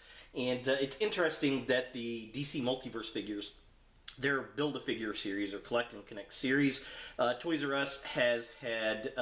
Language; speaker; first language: English; native; English